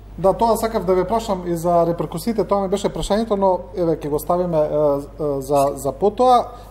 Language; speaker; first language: Macedonian; native; Macedonian